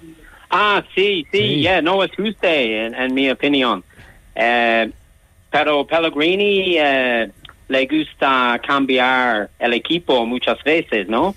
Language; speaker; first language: Spanish; non-native, learner; English